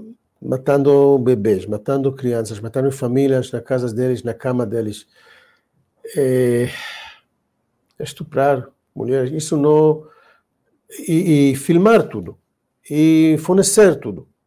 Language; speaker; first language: Portuguese; non-native, fluent; Hebrew